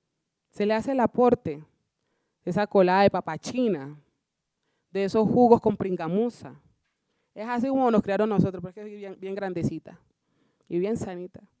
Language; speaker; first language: Spanish; native; Spanish